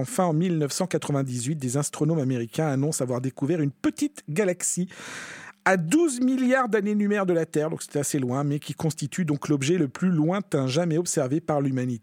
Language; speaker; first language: French; native; French